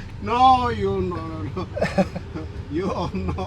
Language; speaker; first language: English; non-native, learner; Indonesian